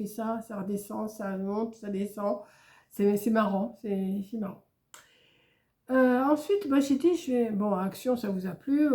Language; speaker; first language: French; native; French